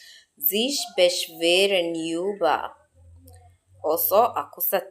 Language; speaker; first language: German; non-native, learner; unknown